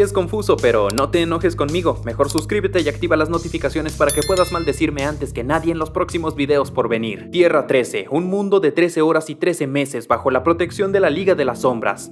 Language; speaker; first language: Spanish; native; Spanish